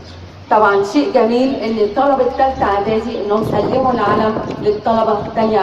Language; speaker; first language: Arabic; native; Arabic